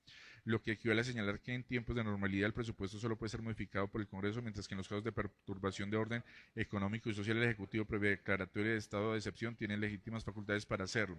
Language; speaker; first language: Spanish; native; Spanish